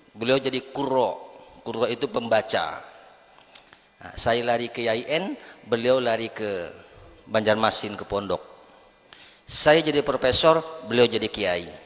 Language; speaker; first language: Malay; native; Malay